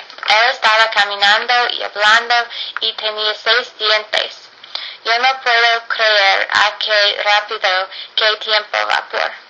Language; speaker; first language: Spanish; non-native, learner; English